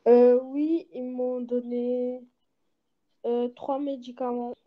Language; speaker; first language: French; early bilingual, other home language; Portuguese